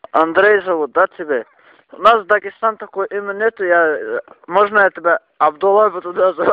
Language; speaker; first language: Russian; non-native, local second language; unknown